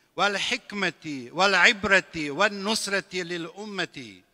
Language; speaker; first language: Arabic; non-native, fluent; Bosnian